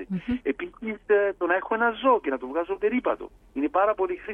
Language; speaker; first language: Greek; native; Greek